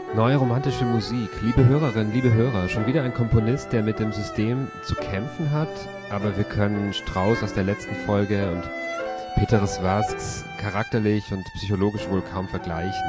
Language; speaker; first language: German; native; German